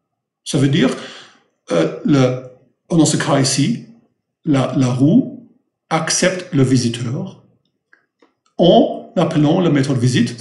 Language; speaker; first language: French; non-native, fluent; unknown